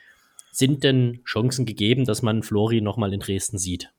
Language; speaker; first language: German; native; German